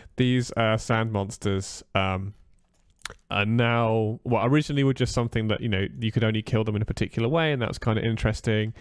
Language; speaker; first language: English; native; English